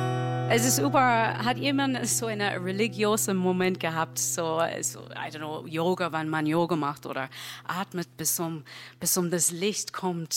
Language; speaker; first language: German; non-native, learner; English